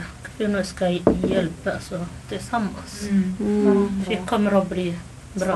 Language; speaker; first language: Swedish; non-native, learner; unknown